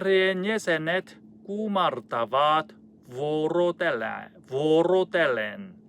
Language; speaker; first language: Finnish; non-native, learner; Korean